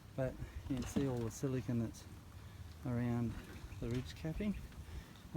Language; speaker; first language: English; native; English